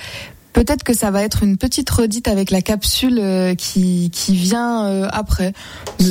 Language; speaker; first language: French; native; French